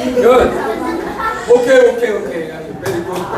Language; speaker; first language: English; non-native, learner; Korean